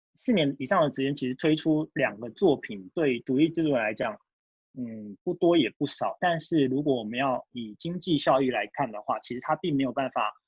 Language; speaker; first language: Chinese; early bilingual, heritage; Japanese